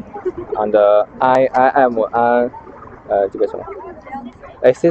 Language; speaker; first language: English; non-native, learner; Chinese